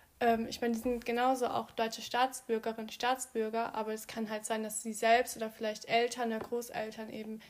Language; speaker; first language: German; early bilingual, other home language; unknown